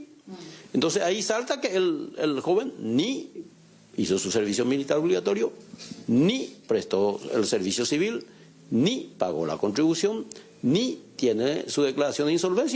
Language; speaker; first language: Spanish; native; Spanish